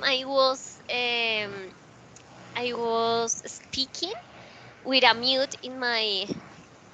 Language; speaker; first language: English; non-native, learner; Spanish